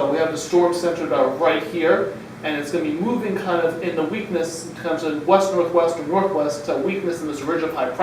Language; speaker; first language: English; native; English